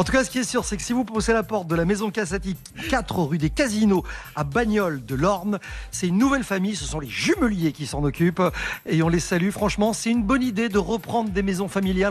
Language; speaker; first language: French; native; French